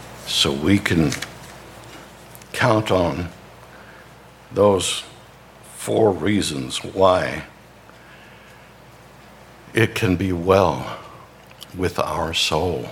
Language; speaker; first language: English; native; English